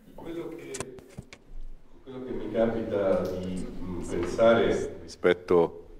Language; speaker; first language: Italian; native; Italian